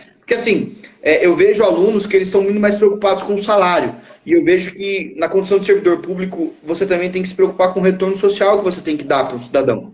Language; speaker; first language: Portuguese; native; Portuguese